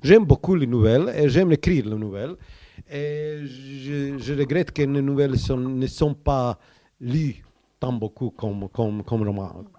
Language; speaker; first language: French; non-native, learner; Croatian